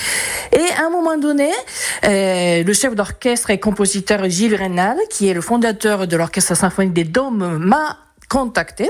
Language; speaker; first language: French; non-native, fluent; Japanese